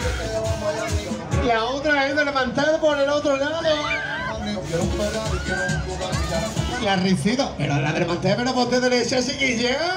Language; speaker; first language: Spanish; native; Spanish